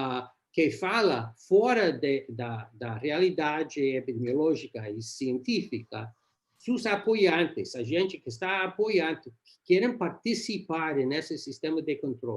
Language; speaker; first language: Portuguese; non-native, learner; English